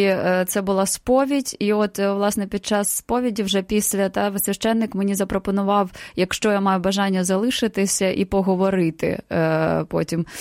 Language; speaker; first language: Ukrainian; native; Ukrainian